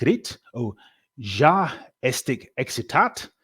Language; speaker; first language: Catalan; non-native, learner; English